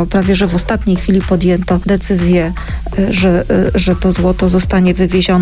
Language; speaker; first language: Polish; native; Polish